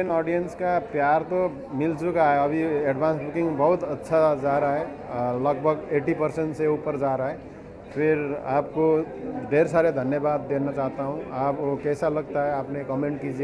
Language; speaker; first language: Hindi; non-native, fluent; Nepali